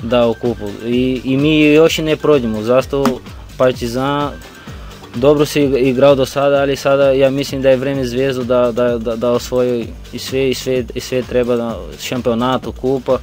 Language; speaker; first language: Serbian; non-native, learner; Portuguese